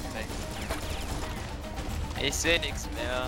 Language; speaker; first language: German; native; German